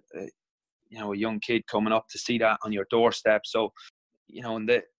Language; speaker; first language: English; native; English